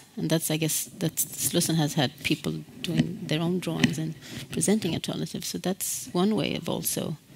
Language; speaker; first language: English; non-native, fluent; Swedish